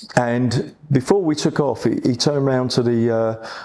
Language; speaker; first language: English; native; English